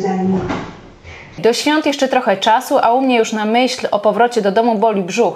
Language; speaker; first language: Polish; native; Polish